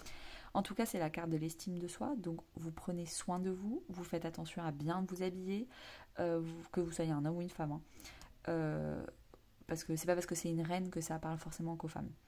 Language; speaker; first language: French; native; French